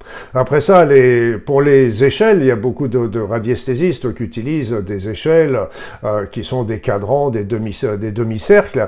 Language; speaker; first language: French; native; French